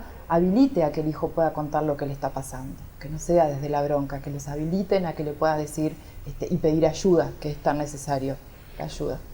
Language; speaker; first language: Spanish; native; Spanish